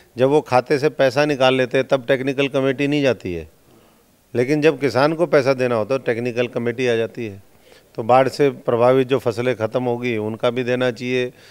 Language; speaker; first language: Hindi; native; Hindi